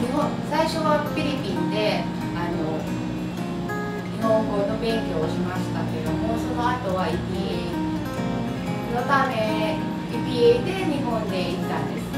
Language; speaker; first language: Japanese; non-native, fluent; Filipino